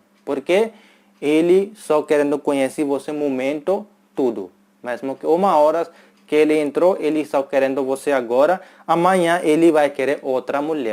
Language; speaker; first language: Portuguese; non-native, fluent; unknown